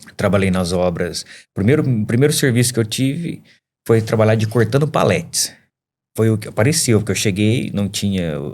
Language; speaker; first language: Portuguese; native; Portuguese